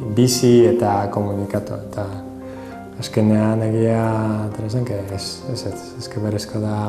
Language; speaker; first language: Basque; non-native, learner; English